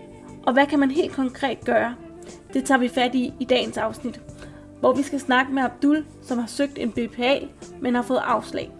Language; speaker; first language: Danish; native; Danish